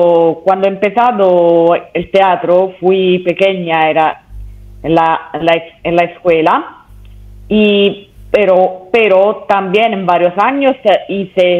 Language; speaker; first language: Spanish; non-native, learner; Italian